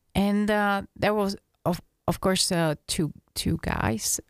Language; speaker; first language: English; non-native, fluent; Slovak